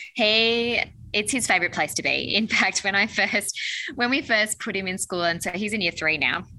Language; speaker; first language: English; native; English